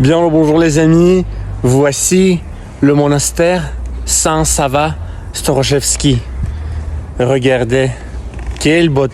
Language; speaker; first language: French; non-native, fluent; Russian